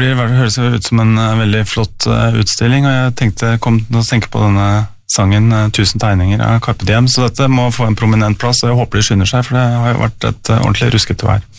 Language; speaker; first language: Norwegian; native; Norwegian